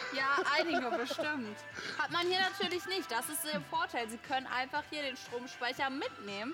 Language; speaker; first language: German; native; German